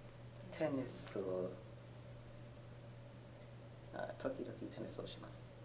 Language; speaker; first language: Japanese; non-native, learner; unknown